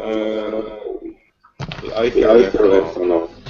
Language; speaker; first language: English; non-native, learner; Russian